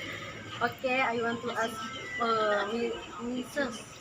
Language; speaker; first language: English; non-native, learner; Indonesian